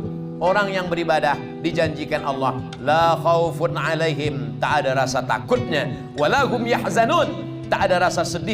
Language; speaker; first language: Malay; native; Malay